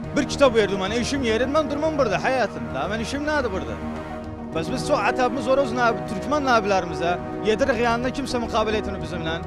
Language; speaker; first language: Turkish; native; Turkish